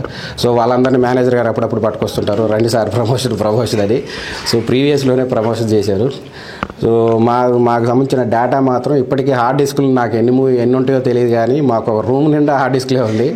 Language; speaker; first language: Telugu; native; Telugu